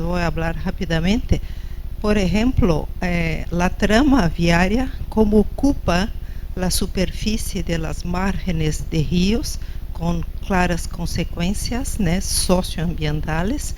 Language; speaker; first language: Spanish; non-native, fluent; Portuguese